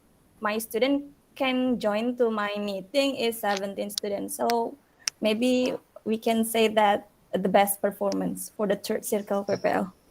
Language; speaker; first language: English; non-native, learner; Indonesian